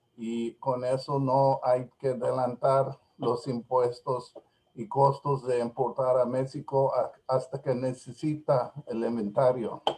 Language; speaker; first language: Spanish; non-native, learner; English